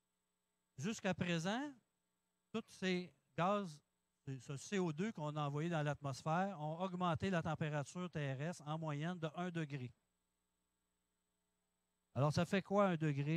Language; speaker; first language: French; native; French